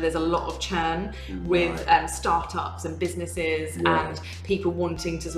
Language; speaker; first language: English; native; English